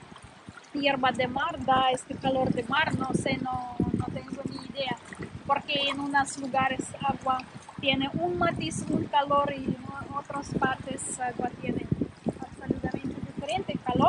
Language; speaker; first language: Spanish; non-native, learner; Russian